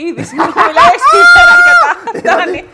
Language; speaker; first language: Greek; native; Greek